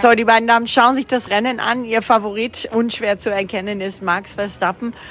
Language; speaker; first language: German; native; German